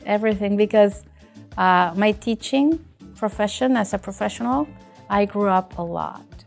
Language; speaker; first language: English; non-native, fluent; Spanish